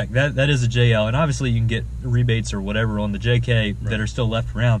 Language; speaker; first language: English; native; English